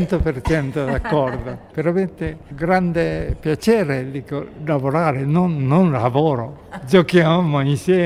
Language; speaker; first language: Italian; non-native, learner; Japanese